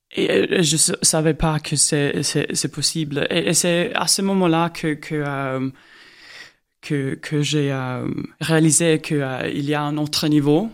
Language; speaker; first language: French; non-native, fluent; Estonian